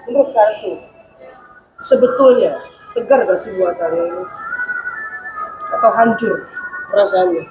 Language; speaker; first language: Indonesian; native; Indonesian